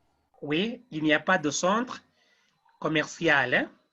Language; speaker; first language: French; non-native, fluent; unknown